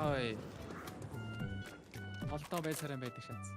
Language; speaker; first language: Mongolian; native; Mongolian